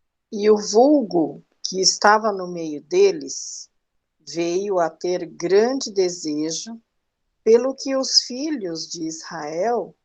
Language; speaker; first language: Portuguese; native; Portuguese